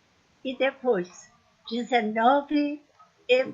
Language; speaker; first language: Portuguese; non-native, fluent; Persian